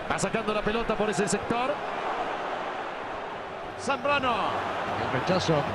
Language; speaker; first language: Spanish; native; Spanish